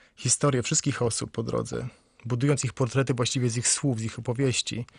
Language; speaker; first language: Polish; native; Polish